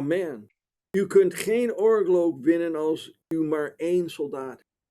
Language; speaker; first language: Dutch; non-native, fluent; English